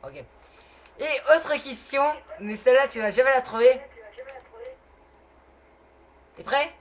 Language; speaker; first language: French; native; French